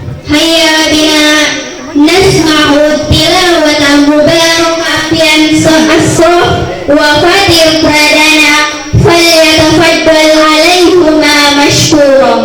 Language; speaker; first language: Arabic; non-native, learner; Indonesian